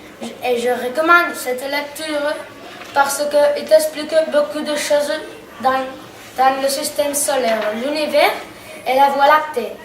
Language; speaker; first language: French; non-native, learner; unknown